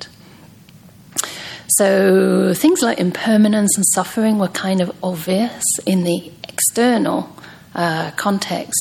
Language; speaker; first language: English; native; English